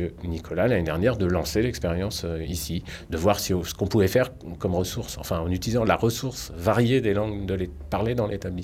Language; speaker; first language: French; native; French